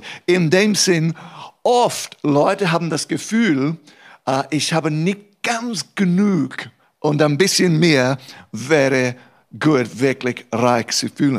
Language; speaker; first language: German; non-native, fluent; English